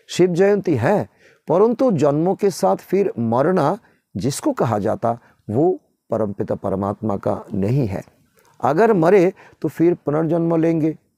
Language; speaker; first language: Hindi; non-native, local second language; Bangla